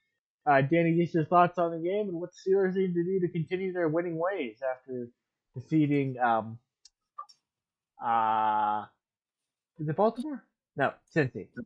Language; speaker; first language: English; native; English